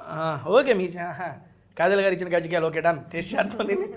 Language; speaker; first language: Telugu; native; Telugu